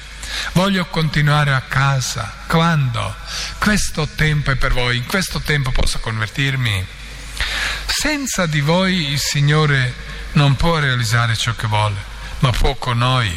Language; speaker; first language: Italian; non-native, fluent; Croatian